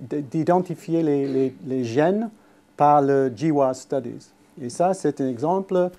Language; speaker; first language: French; non-native, fluent; English